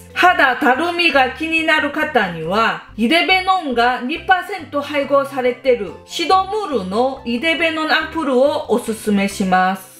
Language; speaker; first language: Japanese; non-native, fluent; Korean